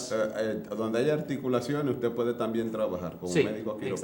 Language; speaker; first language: Spanish; native; Spanish